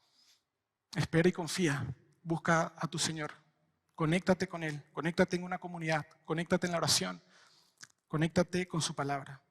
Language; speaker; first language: Spanish; native; Spanish